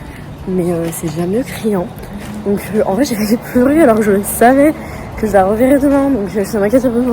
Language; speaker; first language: French; native; French